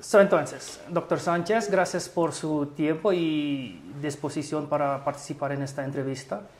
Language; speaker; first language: Spanish; non-native, fluent; English